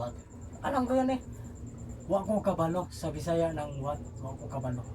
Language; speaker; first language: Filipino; non-native, local second language; Cebuano